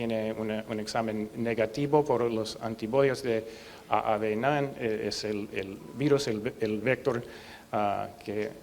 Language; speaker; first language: Spanish; non-native, learner; English